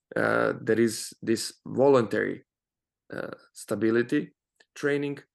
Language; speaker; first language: English; non-native, fluent; Croatian